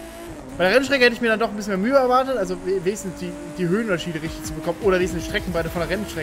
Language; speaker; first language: German; native; German